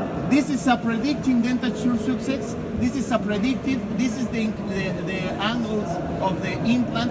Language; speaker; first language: English; non-native, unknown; Spanish